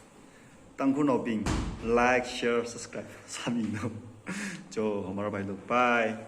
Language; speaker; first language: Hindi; non-native, local second language; Tangkhul Naga (India)